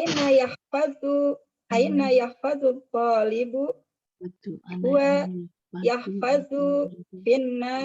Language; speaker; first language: Arabic; non-native, learner; Indonesian